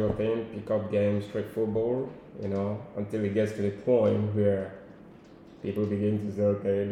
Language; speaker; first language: English; non-native, local second language; Igbo